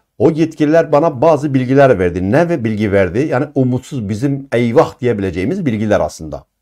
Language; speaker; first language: Turkish; non-native, local second language; Kurdish